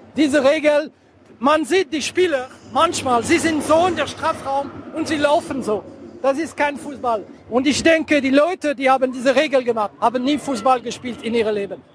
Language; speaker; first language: German; non-native, fluent; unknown